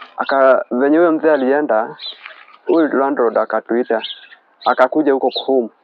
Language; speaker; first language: Swahili; native; Swahili